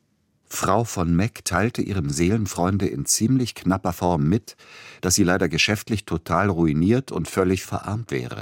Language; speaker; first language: German; native; German